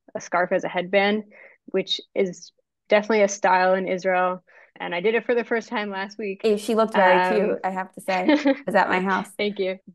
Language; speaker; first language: English; native; English